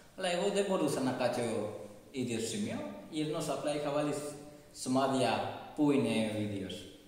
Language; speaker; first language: Greek; non-native, fluent; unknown